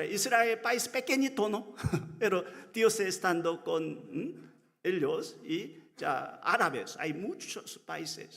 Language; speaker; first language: Spanish; non-native, learner; Korean